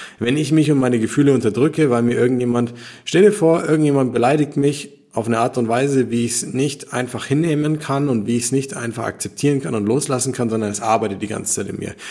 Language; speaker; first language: German; native; German